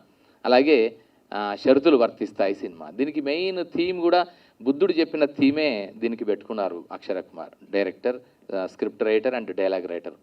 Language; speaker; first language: Telugu; native; Telugu